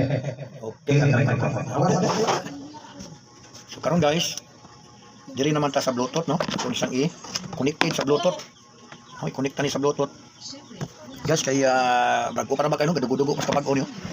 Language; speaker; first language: Cebuano; native; Cebuano